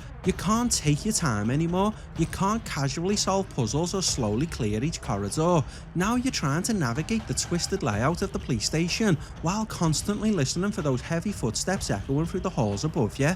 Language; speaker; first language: English; native; English